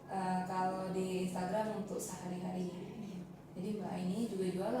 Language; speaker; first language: Indonesian; native; Indonesian